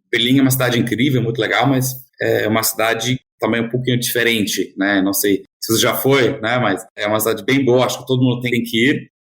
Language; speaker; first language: Portuguese; non-native, fluent; German